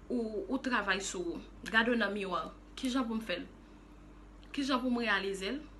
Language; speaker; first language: French; non-native, local second language; Haitian Creole